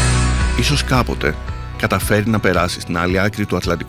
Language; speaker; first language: Greek; native; Greek